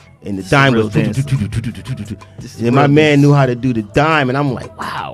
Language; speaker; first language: English; native; English